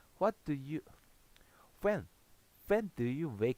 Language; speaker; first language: English; non-native, learner; Japanese